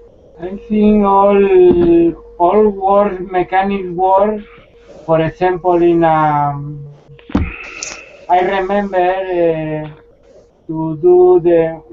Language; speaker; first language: English; non-native, learner; Spanish